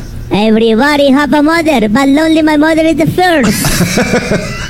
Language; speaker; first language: English; non-native, learner; Spanish